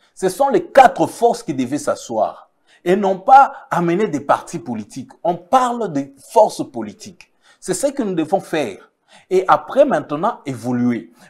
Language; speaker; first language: French; non-native, local second language; Swahili